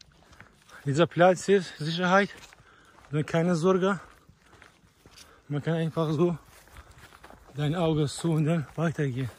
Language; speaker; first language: German; non-native, learner; Persian